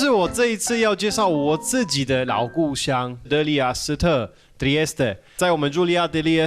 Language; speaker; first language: Chinese; non-native, fluent; Italian